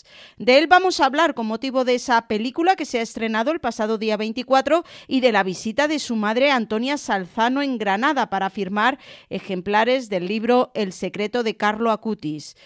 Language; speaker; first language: Spanish; native; Spanish